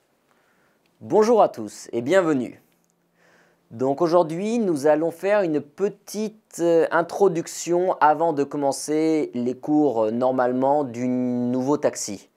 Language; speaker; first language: French; native; French